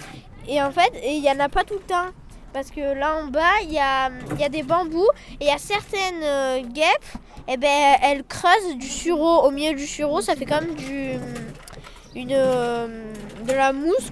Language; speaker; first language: French; native; French